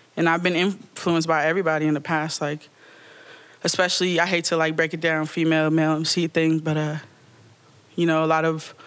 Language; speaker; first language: English; native; English